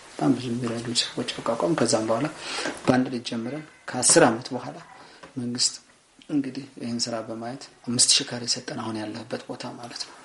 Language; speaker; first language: Amharic; non-native, local second language; Tigrinya